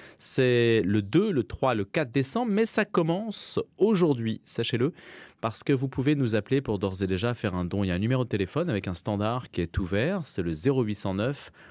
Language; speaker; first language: French; native; French